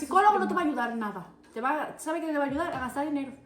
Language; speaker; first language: Spanish; early bilingual, other home language; Portuguese